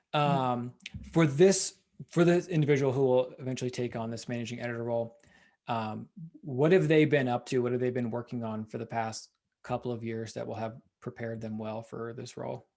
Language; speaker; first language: English; native; English